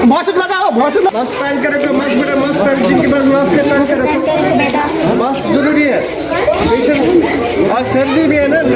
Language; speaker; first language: Hindi; non-native, local second language; Kashmiri